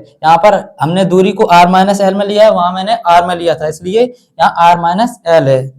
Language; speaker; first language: Hindi; native; Hindi